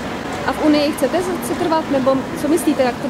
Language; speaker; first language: Czech; native; Czech